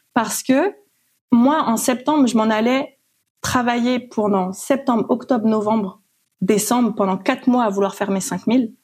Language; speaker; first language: French; native; French